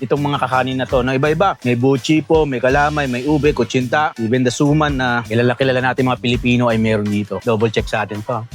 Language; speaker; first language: Filipino; native; Filipino